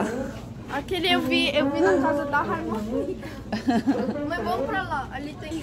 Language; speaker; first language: Portuguese; early bilingual, heritage; Portuguese